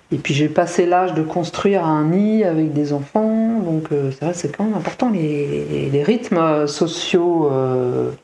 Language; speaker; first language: French; native; French